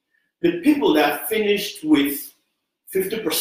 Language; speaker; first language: English; non-native, local second language; Igbo